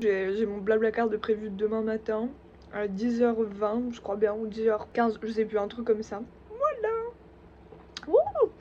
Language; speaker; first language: French; native; French